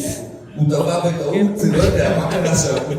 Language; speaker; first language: Hebrew; native; Hebrew